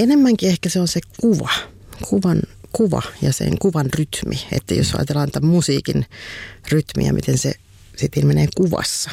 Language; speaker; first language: Finnish; native; Finnish